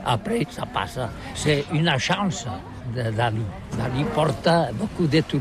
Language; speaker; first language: French; non-native, learner; Catalan